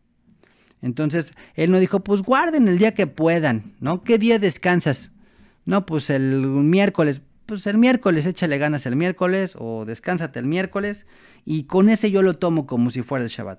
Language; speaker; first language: Spanish; native; Spanish